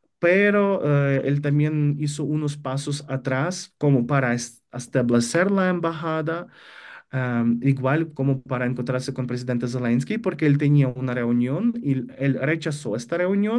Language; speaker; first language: Spanish; non-native, fluent; Ukrainian